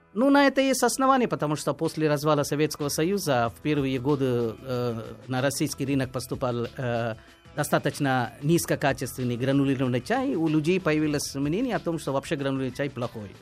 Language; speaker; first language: Russian; non-native, fluent; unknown